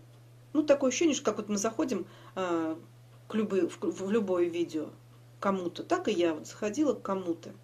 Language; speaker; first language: Russian; native; Russian